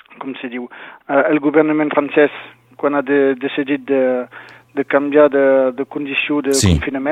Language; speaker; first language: Catalan; non-native, local second language; French